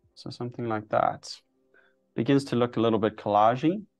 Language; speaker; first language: English; native; English